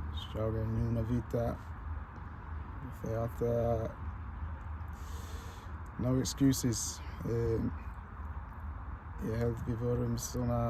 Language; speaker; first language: Icelandic; non-native, learner; English